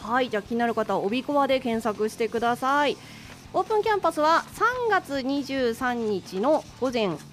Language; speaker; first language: Japanese; native; Japanese